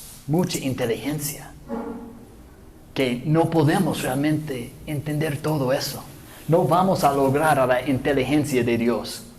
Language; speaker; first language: Spanish; non-native, fluent; English